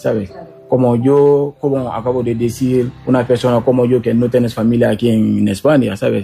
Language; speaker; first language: Spanish; non-native, learner; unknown